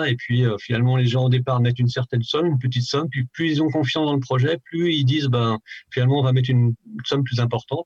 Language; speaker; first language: French; native; French